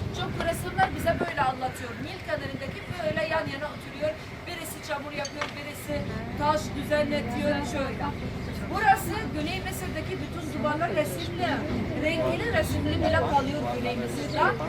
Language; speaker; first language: Turkish; non-native, learner; Arabic